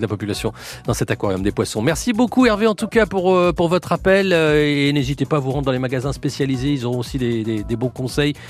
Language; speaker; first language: French; native; French